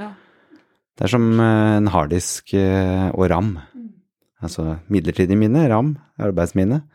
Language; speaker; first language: Norwegian; native; Norwegian